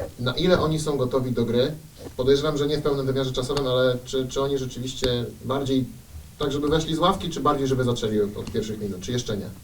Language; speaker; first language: Polish; native; Polish